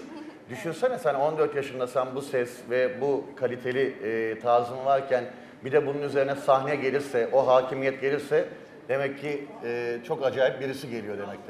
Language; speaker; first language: Turkish; native; Turkish